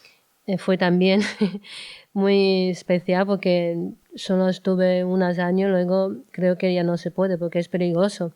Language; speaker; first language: Spanish; non-native, learner; Chinese